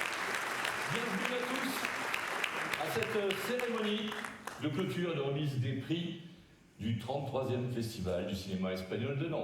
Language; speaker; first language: French; native; French